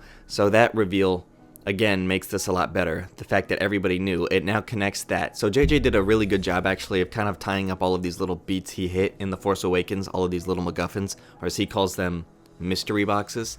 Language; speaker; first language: English; native; English